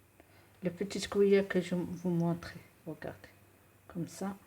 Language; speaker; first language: French; non-native, local second language; Arabic